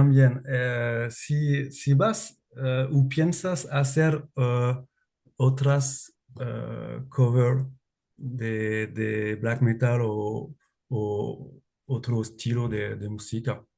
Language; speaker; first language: Spanish; non-native, learner; French